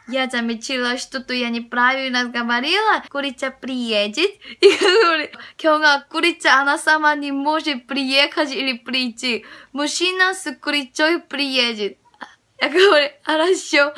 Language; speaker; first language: Russian; non-native, fluent; Korean